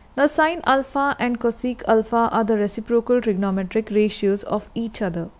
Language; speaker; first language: English; non-native, local second language; Hindi